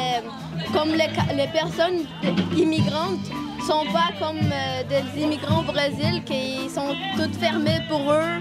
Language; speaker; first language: French; non-native, learner; Portuguese